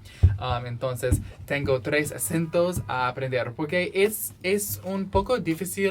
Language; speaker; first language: Spanish; non-native, learner; English